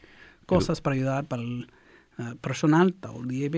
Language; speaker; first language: Spanish; early bilingual, heritage; English